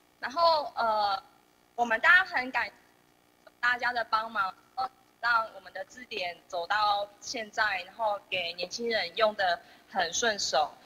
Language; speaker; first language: Chinese; native; Chinese